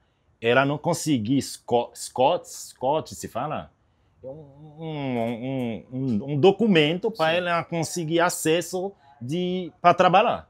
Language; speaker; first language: Portuguese; non-native, learner; Haitian Creole